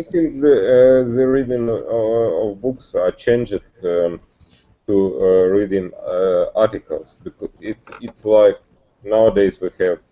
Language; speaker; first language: English; non-native, learner; Russian